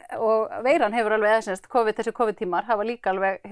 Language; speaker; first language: Icelandic; native; Icelandic